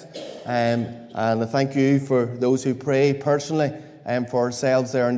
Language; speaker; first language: English; native; English